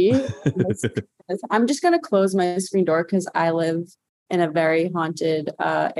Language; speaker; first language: English; native; English